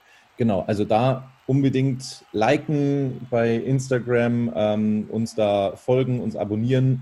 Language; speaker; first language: German; native; German